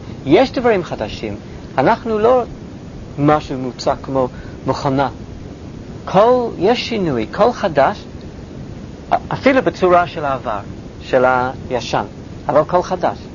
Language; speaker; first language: Hebrew; non-native, fluent; English